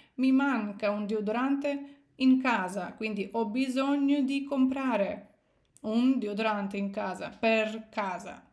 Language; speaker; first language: Italian; non-native, fluent; Ukrainian